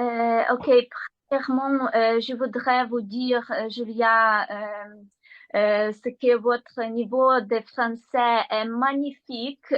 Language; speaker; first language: French; non-native, learner; Ukrainian